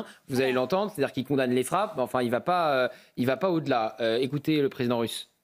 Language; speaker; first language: French; native; French